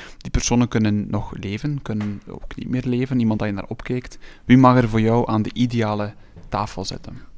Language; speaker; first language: Dutch; native; Dutch